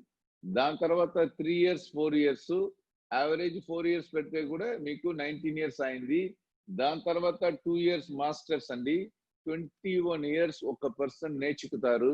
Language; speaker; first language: Telugu; non-native, local second language; Tamil